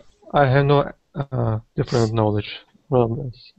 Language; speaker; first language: English; non-native, learner; Turkish